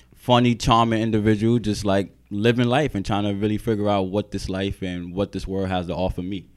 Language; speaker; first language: English; native; English